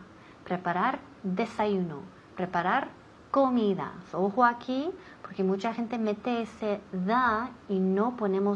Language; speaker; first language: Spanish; non-native, fluent; English